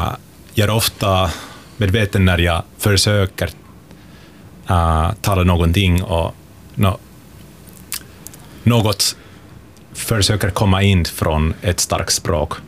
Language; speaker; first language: Swedish; non-native, local second language; Finnish